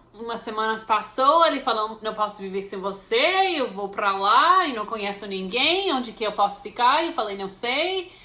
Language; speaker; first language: Portuguese; non-native, fluent; English